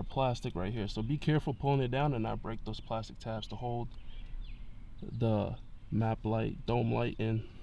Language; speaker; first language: English; native; English